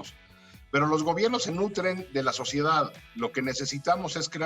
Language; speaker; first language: Spanish; native; Spanish